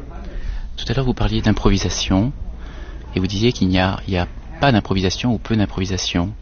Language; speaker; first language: French; native; French